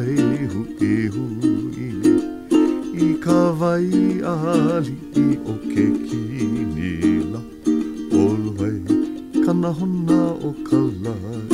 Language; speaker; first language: English; native; English